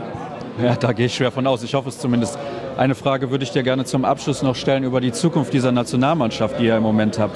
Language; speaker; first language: German; native; German